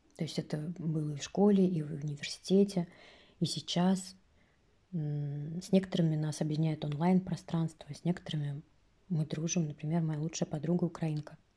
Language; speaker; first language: Russian; native; Russian